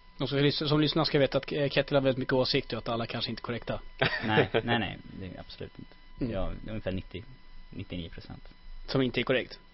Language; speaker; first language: Swedish; native; Swedish